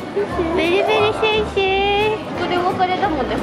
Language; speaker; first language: Japanese; native; Japanese